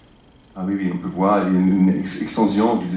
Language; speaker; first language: French; non-native, fluent; German